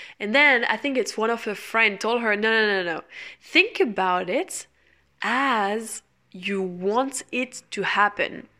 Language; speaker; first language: English; non-native, fluent; French